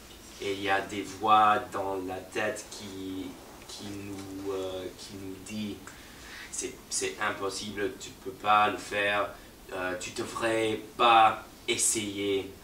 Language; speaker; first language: French; non-native, fluent; English